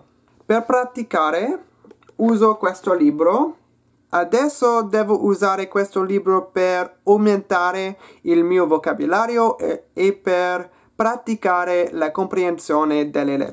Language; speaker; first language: Italian; non-native, learner; English